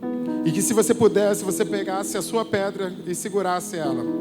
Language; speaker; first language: Portuguese; native; Portuguese